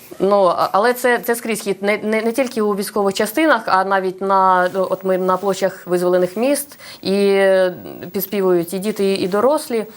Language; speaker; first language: Ukrainian; non-native, local second language; Russian